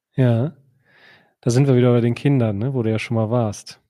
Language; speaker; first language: German; native; German